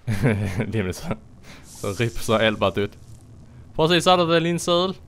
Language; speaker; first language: Danish; native; Danish